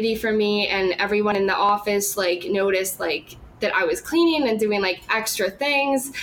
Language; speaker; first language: English; native; English